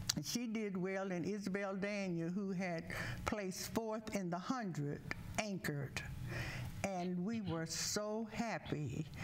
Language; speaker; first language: English; native; English